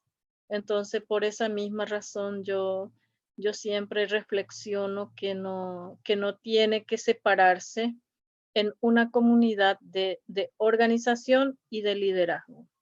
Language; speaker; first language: Spanish; non-native, local second language; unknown